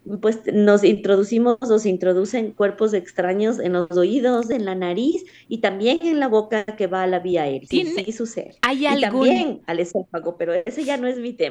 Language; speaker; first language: Spanish; native; Spanish